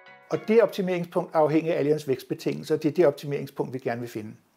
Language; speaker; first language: Danish; native; Danish